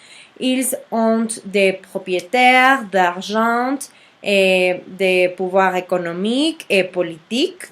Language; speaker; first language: French; non-native, learner; Spanish